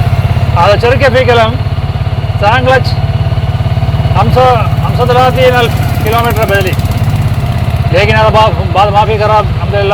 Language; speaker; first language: Arabic; non-native, learner; Malayalam